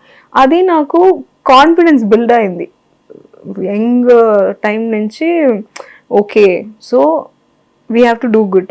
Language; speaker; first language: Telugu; non-native, learner; Tamil